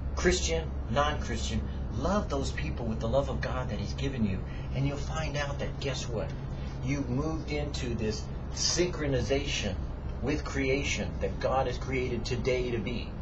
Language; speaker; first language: English; native; English